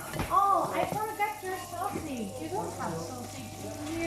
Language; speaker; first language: English; non-native, learner; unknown